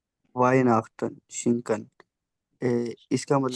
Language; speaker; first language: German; non-native, learner; Urdu